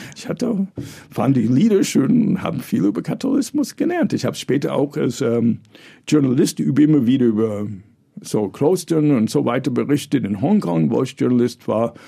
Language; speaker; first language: German; early bilingual, other home language; English